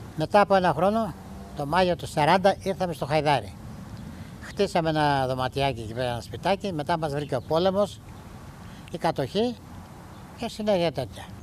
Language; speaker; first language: Greek; early bilingual, heritage; Greek